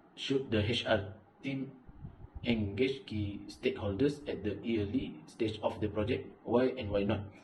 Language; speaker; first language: English; non-native, local second language; Malay